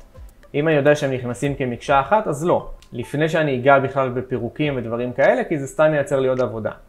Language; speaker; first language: Hebrew; native; Hebrew